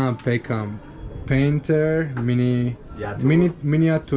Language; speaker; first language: English; non-native, fluent; Azerbaijani